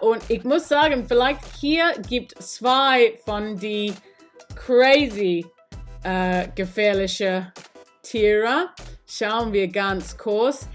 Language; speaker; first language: German; non-native, learner; English